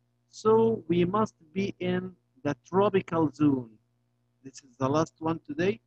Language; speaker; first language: English; non-native, fluent; Arabic